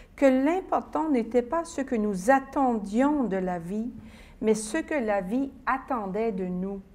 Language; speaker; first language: French; native; French